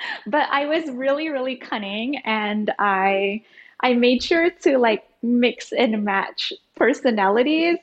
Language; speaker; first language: English; early bilingual, other home language; Indonesian